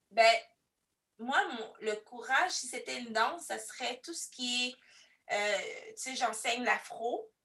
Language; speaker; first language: French; early bilingual, other home language; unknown